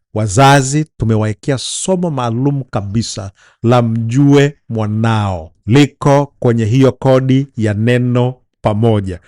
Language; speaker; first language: Swahili; native; Swahili